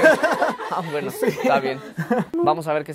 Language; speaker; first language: Spanish; native; Spanish